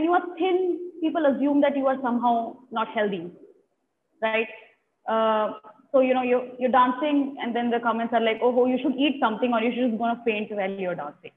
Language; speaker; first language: English; non-native, local second language; Tamil